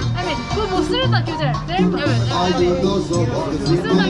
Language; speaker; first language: Turkish; non-native, learner; Korean